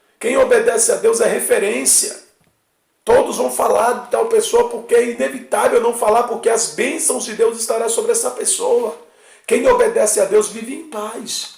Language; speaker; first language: Portuguese; native; Portuguese